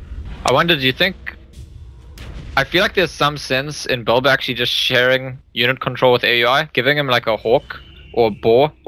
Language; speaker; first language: English; native; English